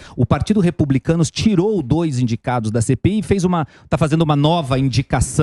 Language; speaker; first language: Portuguese; native; Portuguese